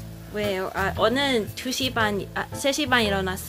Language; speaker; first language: Korean; non-native, learner; Cantonese